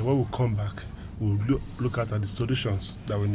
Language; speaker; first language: English; non-native, local second language; Yoruba